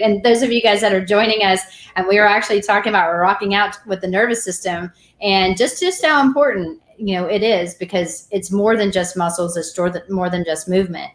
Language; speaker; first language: English; native; English